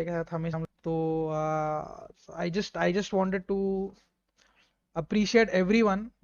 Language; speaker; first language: Hindi; native; Hindi